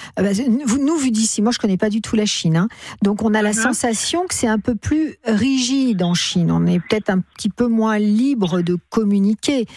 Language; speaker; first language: French; native; French